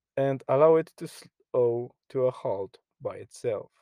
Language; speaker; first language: English; non-native, fluent; Polish